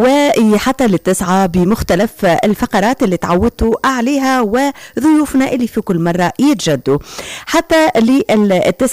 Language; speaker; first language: Arabic; native; Arabic